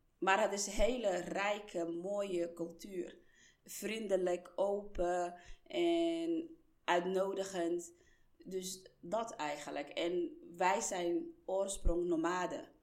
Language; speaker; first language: Dutch; non-native, fluent; Somali